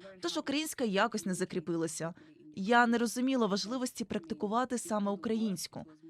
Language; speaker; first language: Ukrainian; non-native, fluent; Igbo